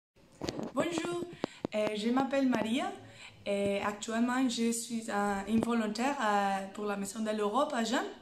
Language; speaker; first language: French; non-native, fluent; Spanish